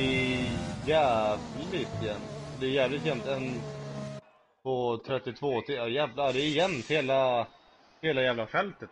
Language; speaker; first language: Swedish; native; Swedish